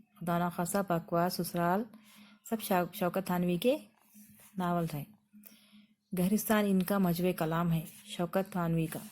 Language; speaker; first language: Urdu; native; Urdu